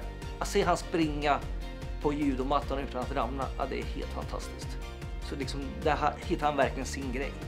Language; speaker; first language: Swedish; native; Swedish